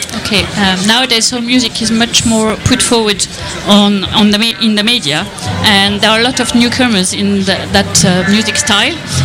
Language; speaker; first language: English; non-native, fluent; French